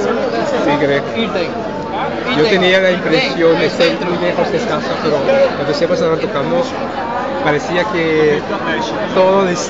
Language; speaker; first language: Spanish; non-native, learner; Papiamento